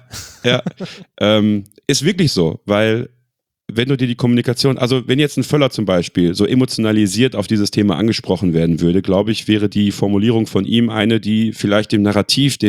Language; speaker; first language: German; native; German